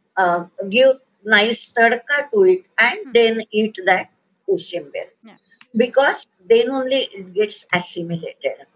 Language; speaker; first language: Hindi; non-native, local second language; Marathi